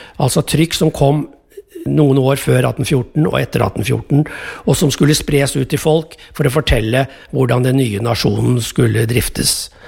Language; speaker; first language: Norwegian; native; Norwegian